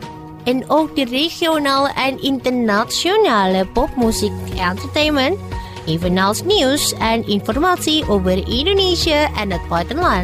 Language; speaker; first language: Dutch; non-native, fluent; Indonesian